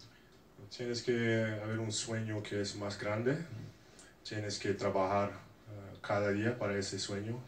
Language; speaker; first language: Spanish; non-native, learner; English